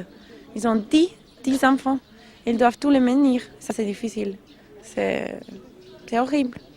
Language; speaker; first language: French; non-native, local second language; Italian